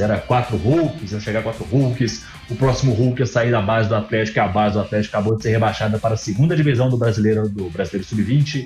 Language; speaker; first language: Portuguese; native; Portuguese